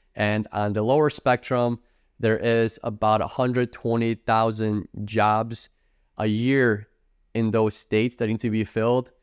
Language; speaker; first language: English; native; English